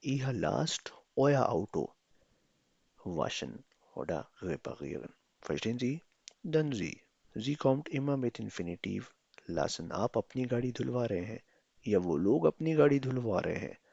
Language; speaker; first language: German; non-native, fluent; Urdu